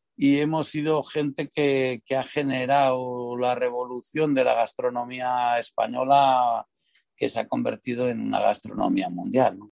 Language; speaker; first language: Spanish; native; Spanish